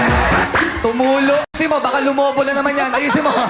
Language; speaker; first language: Filipino; native; Filipino